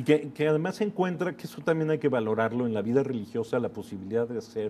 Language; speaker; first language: Spanish; native; Spanish